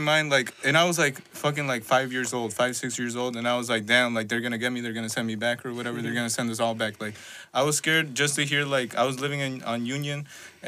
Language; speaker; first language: English; non-native, fluent; Spanish